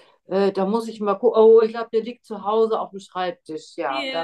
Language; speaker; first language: German; native; German